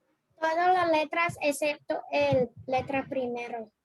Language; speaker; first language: Spanish; non-native, learner; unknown